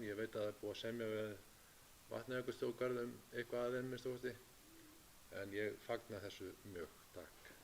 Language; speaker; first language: Icelandic; native; Icelandic